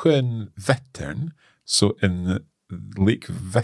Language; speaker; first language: Swedish; non-native, learner; English